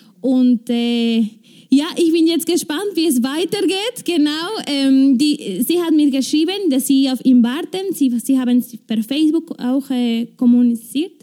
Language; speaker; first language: German; non-native, fluent; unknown